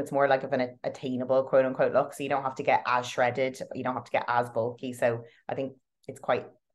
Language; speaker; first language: English; native; English